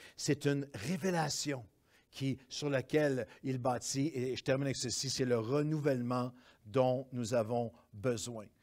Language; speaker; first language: French; native; French